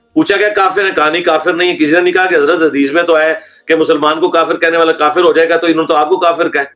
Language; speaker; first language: Urdu; non-native, local second language; Punjabi